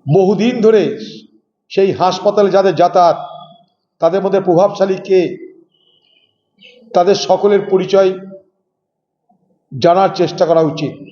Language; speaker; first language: Bangla; native; Bangla